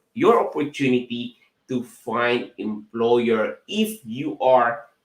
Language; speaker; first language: English; non-native, local second language; Filipino